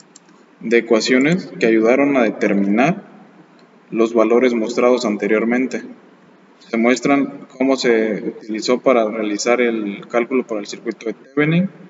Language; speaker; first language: Spanish; native; Spanish